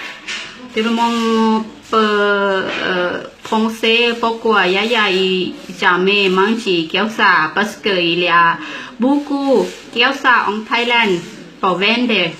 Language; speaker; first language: French; non-native, learner; Thai